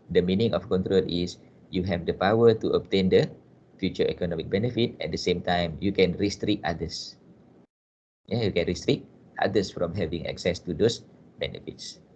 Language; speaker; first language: English; non-native, local second language; Malay